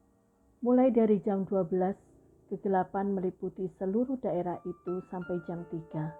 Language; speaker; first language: Indonesian; native; Indonesian